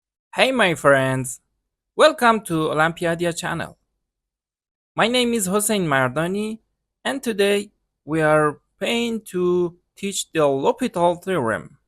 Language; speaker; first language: English; non-native, learner; Persian